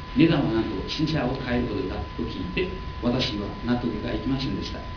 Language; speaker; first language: Japanese; non-native, fluent; Nepali